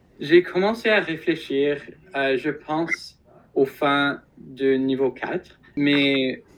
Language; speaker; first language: French; non-native, local second language; English